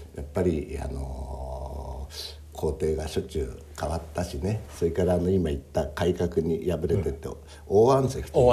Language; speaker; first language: Japanese; native; Japanese